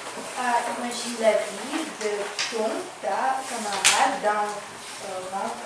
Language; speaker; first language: French; non-native, learner; Ukrainian